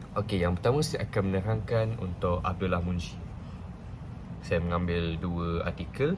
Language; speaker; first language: Malay; non-native, local second language; Iban